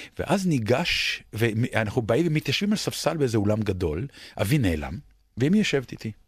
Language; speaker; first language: Hebrew; native; Hebrew